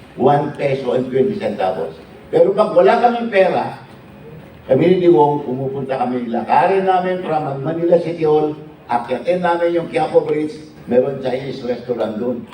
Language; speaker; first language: Filipino; non-native, local second language; Iloko